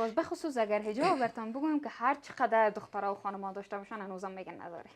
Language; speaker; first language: Persian; native; Persian